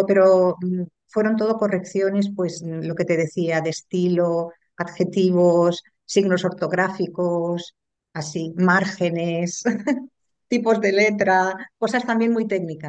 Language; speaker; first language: Spanish; native; Spanish